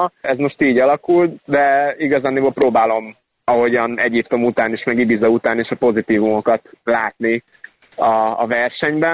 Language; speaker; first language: Hungarian; native; Hungarian